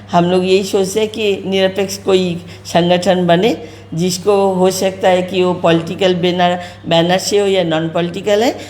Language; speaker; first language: Hindi; native; Hindi